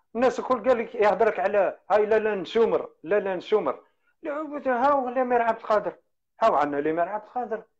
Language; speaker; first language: Arabic; native; Arabic